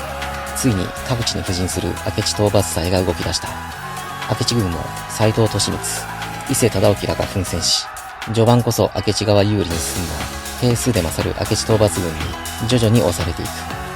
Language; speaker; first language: Japanese; native; Japanese